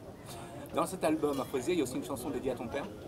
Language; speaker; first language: French; native; French